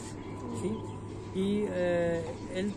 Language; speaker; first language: Spanish; non-native, learner; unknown